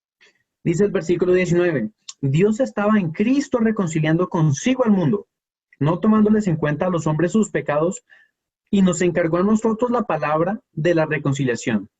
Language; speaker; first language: Spanish; native; Spanish